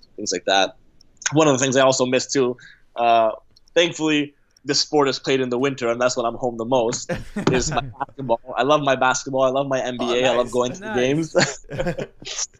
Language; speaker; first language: English; native; English